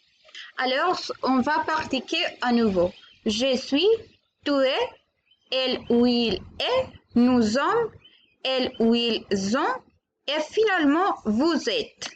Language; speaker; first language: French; non-native, learner; Spanish